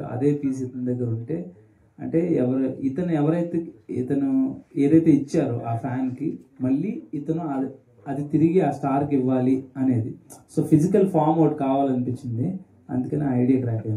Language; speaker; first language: Telugu; native; Telugu